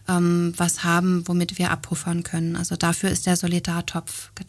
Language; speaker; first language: German; native; German